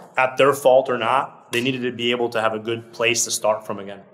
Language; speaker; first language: English; early bilingual, other home language; Portuguese